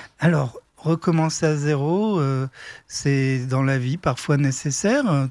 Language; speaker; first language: French; native; French